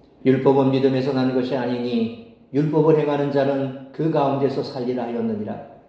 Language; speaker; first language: Korean; native; Korean